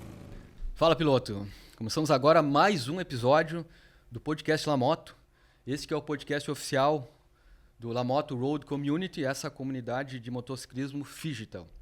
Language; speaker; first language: Portuguese; native; Portuguese